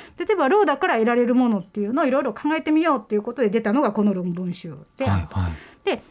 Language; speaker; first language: Japanese; native; Japanese